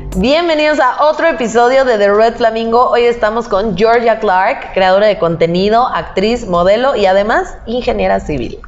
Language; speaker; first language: Spanish; native; Spanish